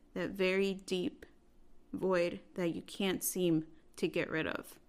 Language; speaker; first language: English; early bilingual, other home language; Spanish